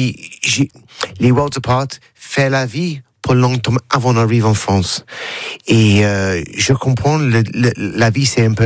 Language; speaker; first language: French; non-native, learner; English